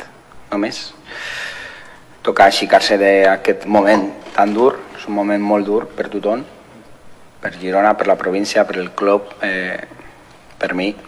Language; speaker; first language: Catalan; non-native, fluent; Spanish